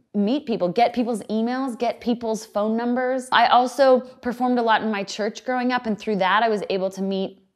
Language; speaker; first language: English; native; English